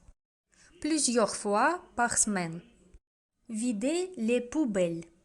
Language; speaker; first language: French; non-native, fluent; Russian